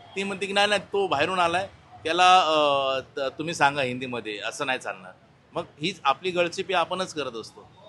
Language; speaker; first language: Marathi; native; Marathi